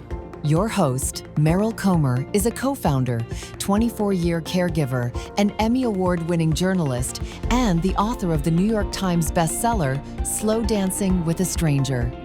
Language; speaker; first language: English; native; English